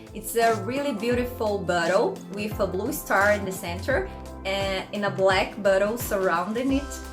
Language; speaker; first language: English; non-native, fluent; Portuguese